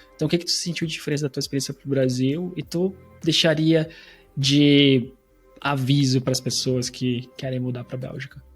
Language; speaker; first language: Portuguese; native; Portuguese